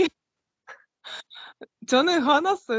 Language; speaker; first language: Korean; non-native, learner; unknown